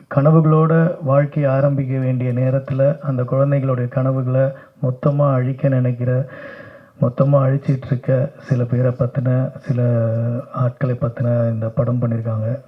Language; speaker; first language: Tamil; native; Tamil